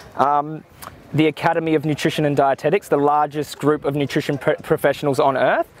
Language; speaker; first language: English; native; English